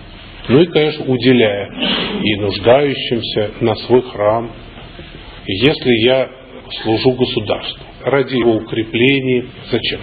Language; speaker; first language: Russian; native; Russian